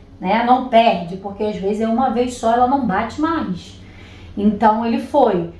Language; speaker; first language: Portuguese; native; Portuguese